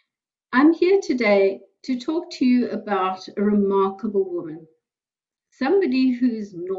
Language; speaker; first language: English; native; English